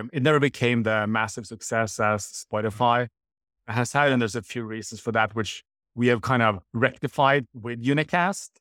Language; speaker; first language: English; non-native, fluent; Norwegian